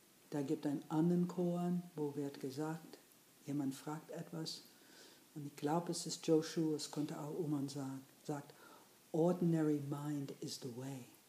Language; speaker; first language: German; non-native, fluent; English